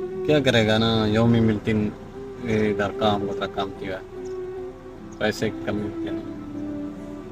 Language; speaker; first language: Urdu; non-native, local second language; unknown